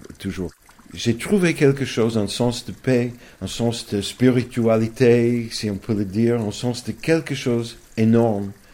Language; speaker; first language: French; non-native, learner; English